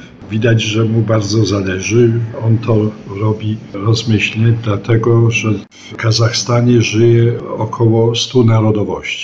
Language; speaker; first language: Polish; native; Polish